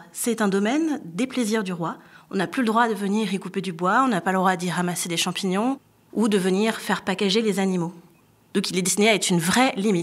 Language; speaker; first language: French; native; French